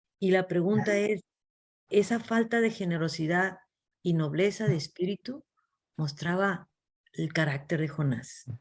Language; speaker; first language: Spanish; early bilingual, heritage; English